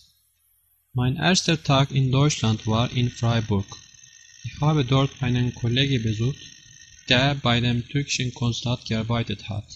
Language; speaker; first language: German; non-native, learner; Turkish